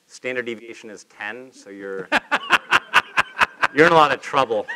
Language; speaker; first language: English; native; English